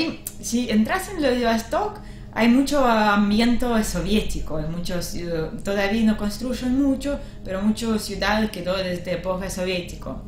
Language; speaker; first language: Spanish; non-native, learner; Russian